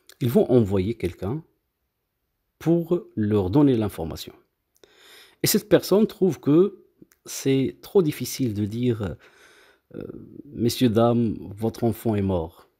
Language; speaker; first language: French; non-native, local second language; Arabic